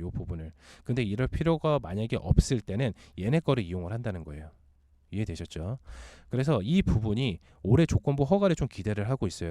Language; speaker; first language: Korean; native; Korean